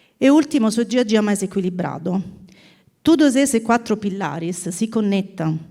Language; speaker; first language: Portuguese; non-native, learner; Italian